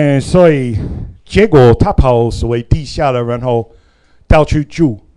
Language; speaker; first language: Chinese; non-native, fluent; English